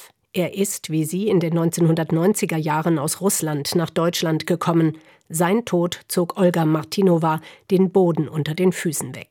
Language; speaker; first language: German; native; German